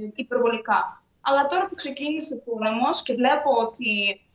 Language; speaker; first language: Greek; non-native, fluent; Ukrainian